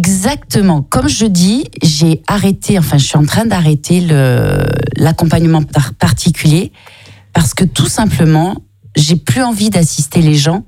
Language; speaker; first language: French; native; French